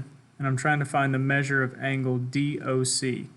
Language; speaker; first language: English; native; English